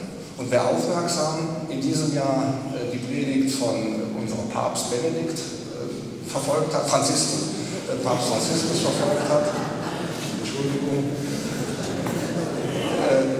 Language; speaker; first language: German; native; German